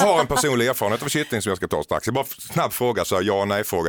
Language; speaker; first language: Swedish; native; Swedish